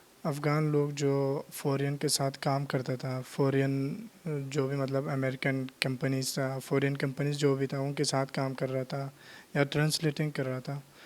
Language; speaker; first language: Hindi; non-native, learner; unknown